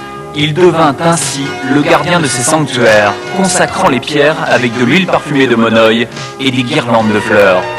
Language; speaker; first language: French; native; French